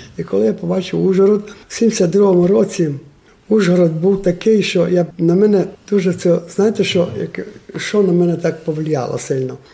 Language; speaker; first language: Ukrainian; non-native, local second language; Romanian